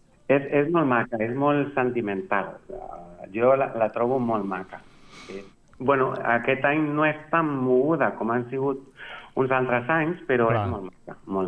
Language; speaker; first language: Catalan; non-native, local second language; Spanish